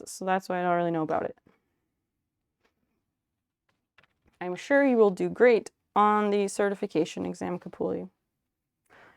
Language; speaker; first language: English; native; English